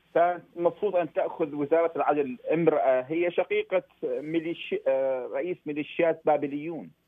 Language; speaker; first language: Arabic; native; Arabic